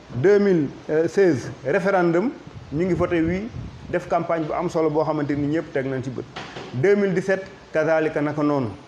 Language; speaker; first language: Wolof; native; Wolof